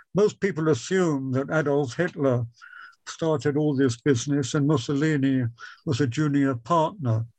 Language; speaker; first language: English; native; English